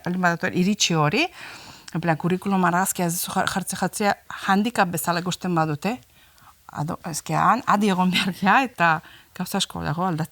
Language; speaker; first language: Basque; non-native, fluent; Azerbaijani